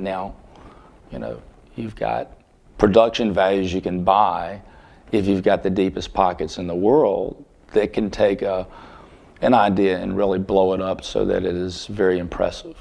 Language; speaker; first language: English; native; English